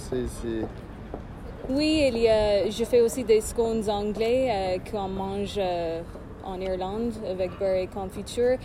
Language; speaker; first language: French; non-native, fluent; English